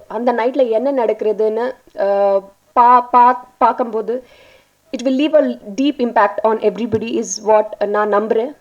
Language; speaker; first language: Tamil; non-native, learner; Telugu